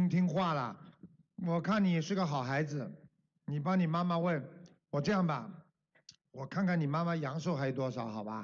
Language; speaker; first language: Chinese; native; Chinese